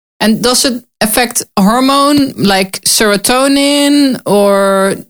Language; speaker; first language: English; non-native, learner; Dutch